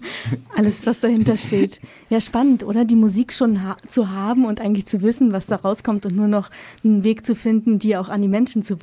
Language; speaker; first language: German; native; German